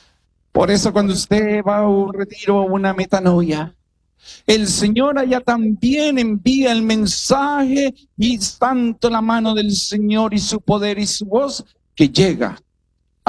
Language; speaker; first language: Spanish; native; Spanish